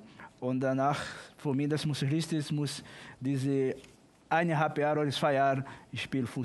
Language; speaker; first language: German; non-native, learner; Portuguese